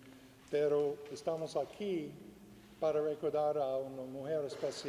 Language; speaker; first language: Spanish; non-native, fluent; English